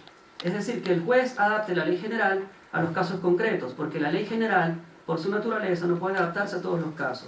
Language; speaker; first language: Spanish; native; Spanish